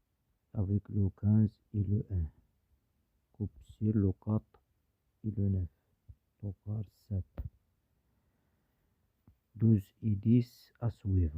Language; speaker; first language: French; non-native, learner; Arabic